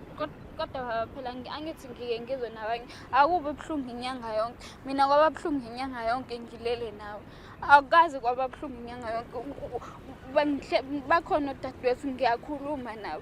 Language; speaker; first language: Zulu; native; Zulu